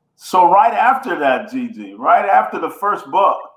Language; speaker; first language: English; native; English